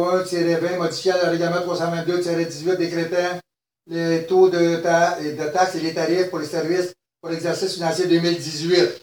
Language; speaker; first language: French; native; French